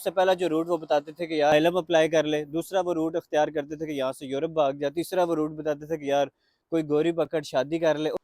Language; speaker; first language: Urdu; non-native, local second language; Pashto